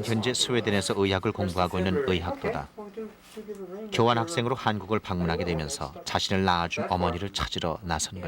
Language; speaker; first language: Korean; native; Korean